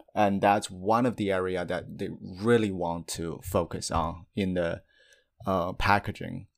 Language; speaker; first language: English; non-native, fluent; Chinese